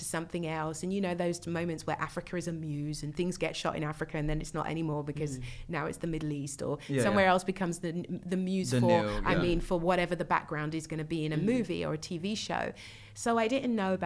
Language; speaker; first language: English; native; English